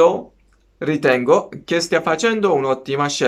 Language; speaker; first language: Italian; non-native, fluent; Persian